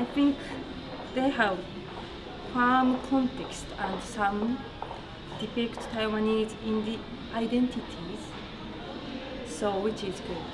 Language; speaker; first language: English; non-native, learner; Japanese